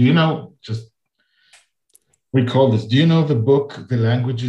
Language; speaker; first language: English; non-native, fluent; Hebrew